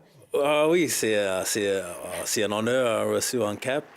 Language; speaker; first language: French; non-native, learner; English